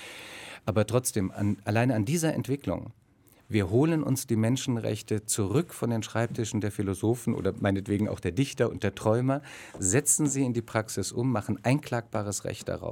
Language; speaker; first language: German; native; German